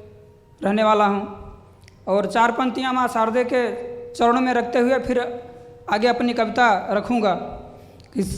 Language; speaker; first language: Hindi; native; Hindi